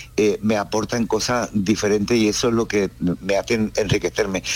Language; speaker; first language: Spanish; native; Spanish